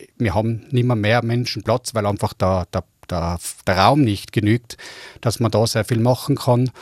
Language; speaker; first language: German; native; German